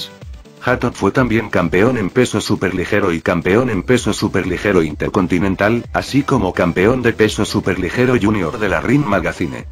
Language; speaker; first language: Spanish; native; Spanish